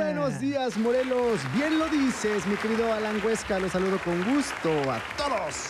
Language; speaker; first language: Spanish; native; Spanish